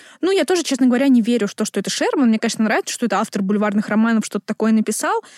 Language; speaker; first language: Russian; native; Russian